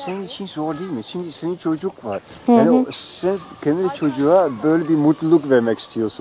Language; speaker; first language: Turkish; non-native, fluent; Dutch